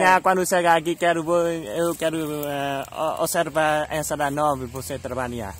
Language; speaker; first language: Portuguese; non-native, learner; Vietnamese